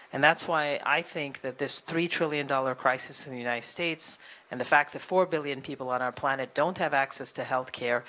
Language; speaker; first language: English; native; English